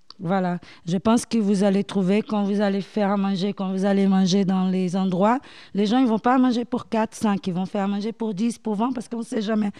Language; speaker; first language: French; non-native, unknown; Portuguese